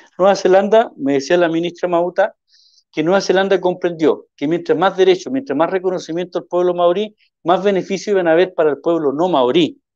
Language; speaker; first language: Spanish; native; Spanish